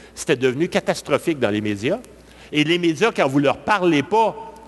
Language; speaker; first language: French; native; French